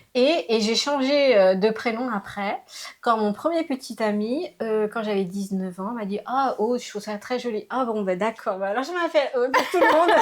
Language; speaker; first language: French; early bilingual, other home language; Lao